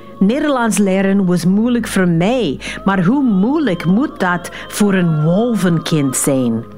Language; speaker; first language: Dutch; non-native, fluent; English